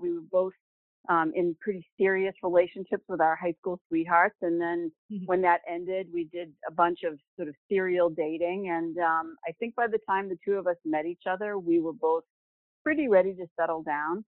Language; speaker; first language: English; native; English